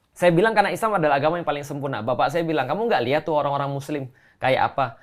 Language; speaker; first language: Indonesian; native; Indonesian